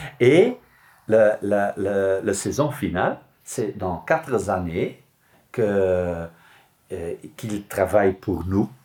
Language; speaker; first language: French; non-native, local second language; Dutch